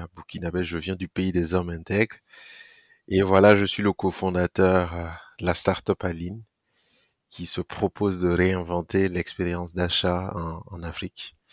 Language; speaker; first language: French; non-native, local second language; Mossi